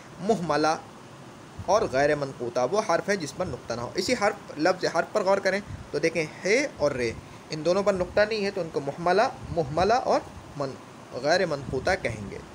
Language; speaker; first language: Urdu; native; Urdu